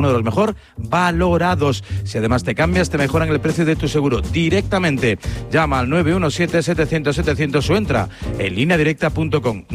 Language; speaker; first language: Spanish; native; Spanish